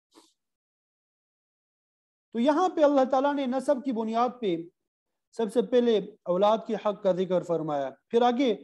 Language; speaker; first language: Urdu; native; Urdu